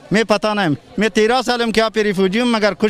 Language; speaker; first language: Hindi; non-native, learner; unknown